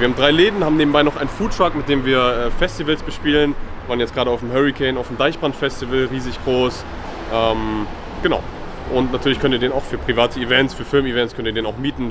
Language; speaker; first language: German; native; German